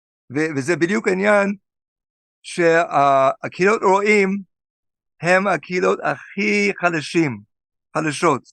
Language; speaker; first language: Hebrew; non-native, fluent; English